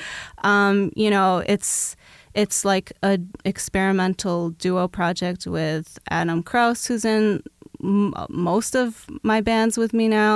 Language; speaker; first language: English; native; English